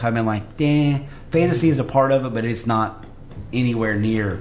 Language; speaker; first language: English; native; English